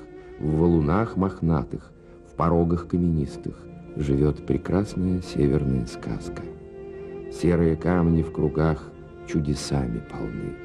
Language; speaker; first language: Russian; native; Russian